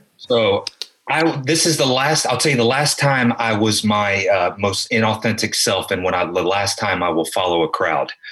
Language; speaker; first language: English; native; English